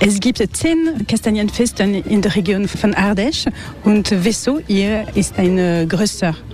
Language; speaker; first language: German; non-native, learner; French